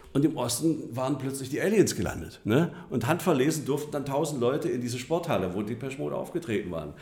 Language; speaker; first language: German; native; German